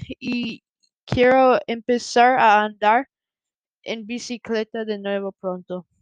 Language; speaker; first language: Spanish; non-native, learner; English